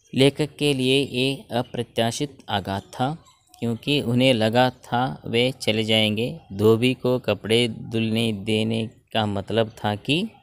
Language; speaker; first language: Hindi; non-native, local second language; Kannada